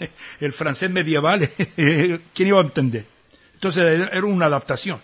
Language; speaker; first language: Spanish; early bilingual, heritage; Ladino